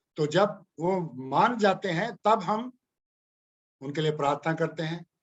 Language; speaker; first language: Hindi; non-native, local second language; Punjabi